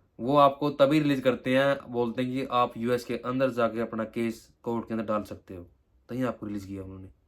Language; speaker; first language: Hindi; native; Hindi